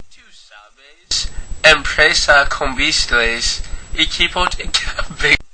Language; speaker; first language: Spanish; non-native, learner; English